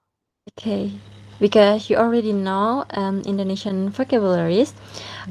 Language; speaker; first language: English; non-native, learner; Indonesian